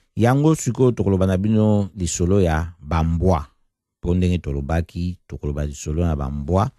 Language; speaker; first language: Lingala; native; Lingala